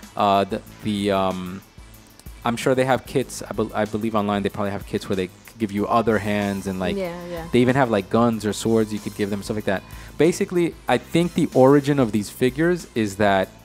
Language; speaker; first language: English; native; English